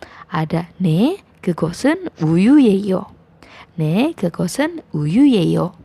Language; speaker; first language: Korean; non-native, fluent; Indonesian